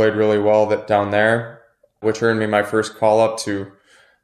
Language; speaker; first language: English; native; English